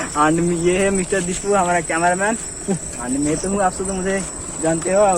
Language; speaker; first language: Hindi; non-native, local second language; Odia